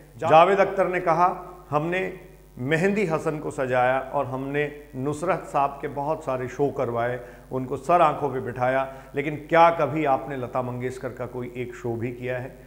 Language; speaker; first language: Hindi; native; Hindi